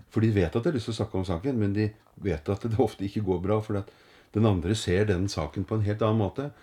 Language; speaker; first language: Norwegian; native; Norwegian